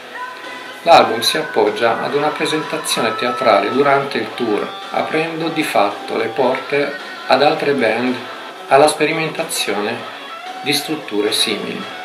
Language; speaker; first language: Italian; native; Italian